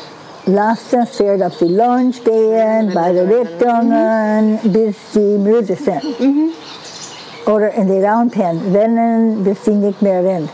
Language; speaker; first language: German; non-native, fluent; English